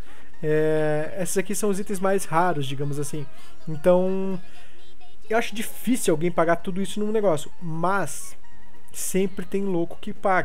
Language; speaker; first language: Portuguese; native; Portuguese